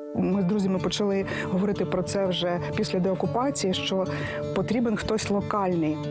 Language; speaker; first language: Ukrainian; native; Ukrainian